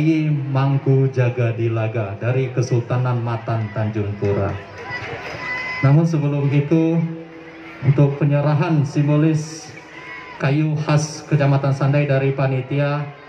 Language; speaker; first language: Indonesian; native; Indonesian